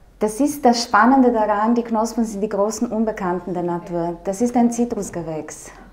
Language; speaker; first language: German; non-native, fluent; Romanian